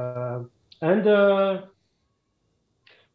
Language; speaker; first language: English; non-native, fluent; French